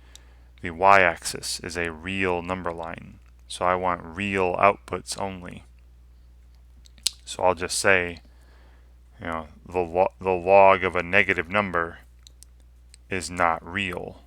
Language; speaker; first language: English; native; English